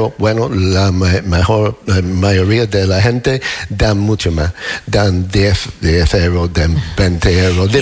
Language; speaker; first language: Spanish; non-native, learner; English